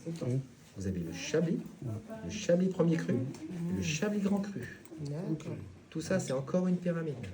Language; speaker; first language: French; native; French